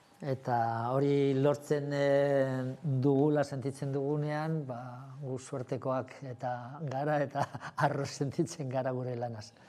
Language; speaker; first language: Basque; non-native, local second language; Spanish